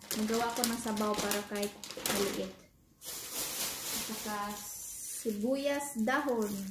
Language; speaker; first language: Filipino; non-native, local second language; Cebuano